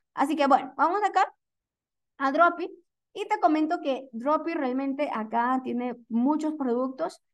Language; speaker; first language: Spanish; native; Spanish